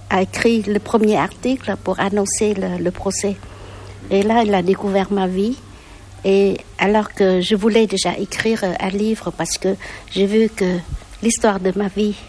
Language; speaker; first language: French; non-native, fluent; Vietnamese